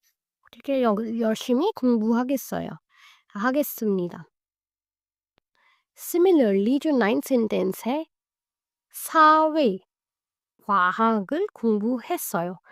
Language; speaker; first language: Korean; non-native, learner; Hindi